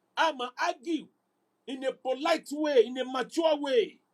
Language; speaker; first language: English; non-native, local second language; Yoruba